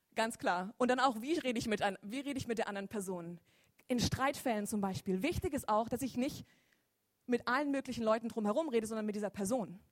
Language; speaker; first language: German; native; German